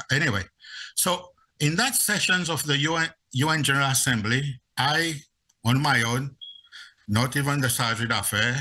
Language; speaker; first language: English; non-native, fluent; Seselwa Creole French